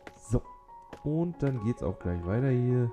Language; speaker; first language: German; native; German